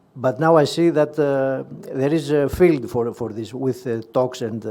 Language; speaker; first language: English; non-native, fluent; Greek